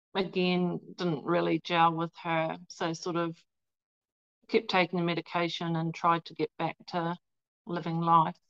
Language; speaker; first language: English; native; English